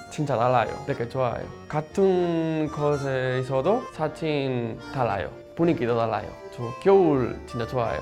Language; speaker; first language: Korean; non-native, learner; Spanish